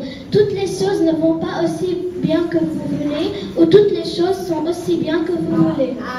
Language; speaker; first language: French; non-native, local second language; Arabic